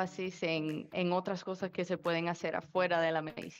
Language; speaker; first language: Spanish; early bilingual, heritage; Spanish